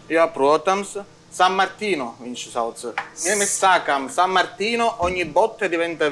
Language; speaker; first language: Latvian; non-native, learner; Italian